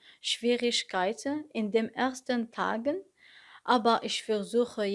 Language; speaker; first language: German; non-native, learner; Arabic